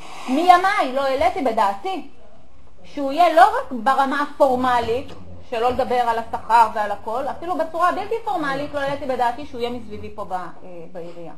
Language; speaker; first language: Hebrew; native; Hebrew